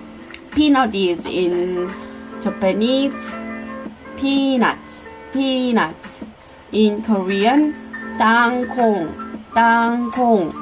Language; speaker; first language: English; non-native, learner; Korean